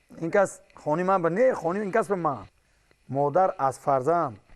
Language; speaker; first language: Tajik; native; Tajik